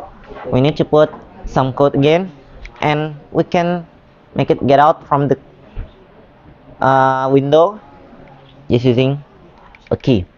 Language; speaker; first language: English; non-native, learner; Indonesian